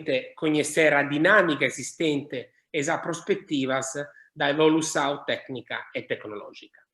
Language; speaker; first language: Portuguese; non-native, learner; Italian